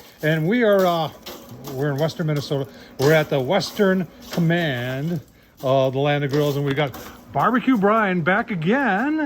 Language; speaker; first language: English; native; English